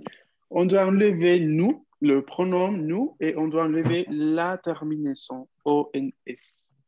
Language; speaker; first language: French; non-native, fluent; Spanish